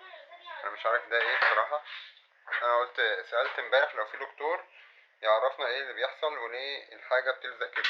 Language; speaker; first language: Arabic; native; Arabic